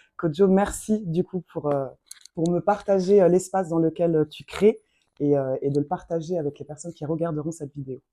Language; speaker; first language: French; native; French